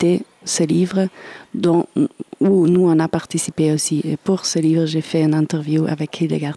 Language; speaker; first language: French; non-native, fluent; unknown